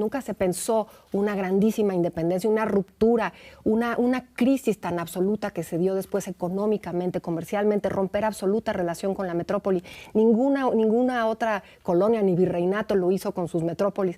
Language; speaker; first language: Spanish; native; Spanish